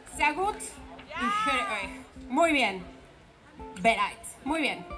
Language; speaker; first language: German; non-native, fluent; Spanish